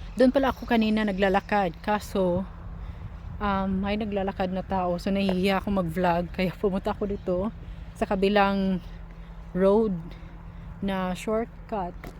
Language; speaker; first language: Filipino; native; Filipino